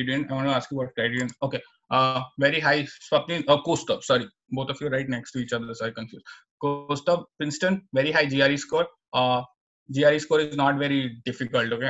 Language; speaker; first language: English; non-native, local second language; Bangla